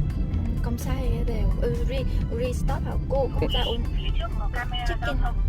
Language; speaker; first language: Korean; non-native, learner; Vietnamese